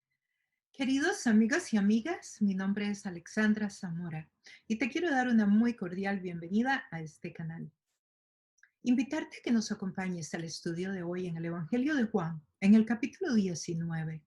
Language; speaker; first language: Spanish; native; Spanish